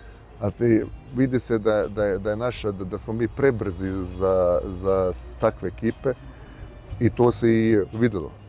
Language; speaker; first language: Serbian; early bilingual, heritage; Bosnian